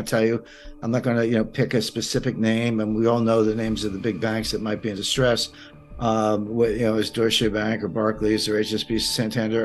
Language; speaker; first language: English; native; English